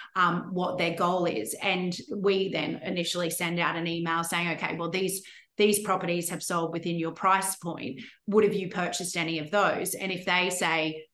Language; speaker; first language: English; native; English